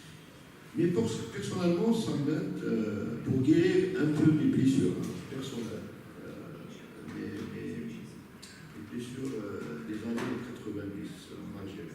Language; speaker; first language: French; non-native, local second language; Arabic